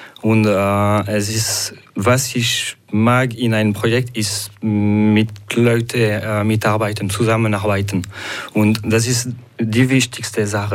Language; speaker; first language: German; non-native, local second language; French